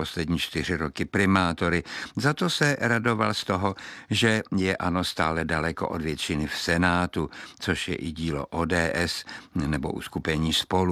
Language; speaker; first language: Czech; native; Czech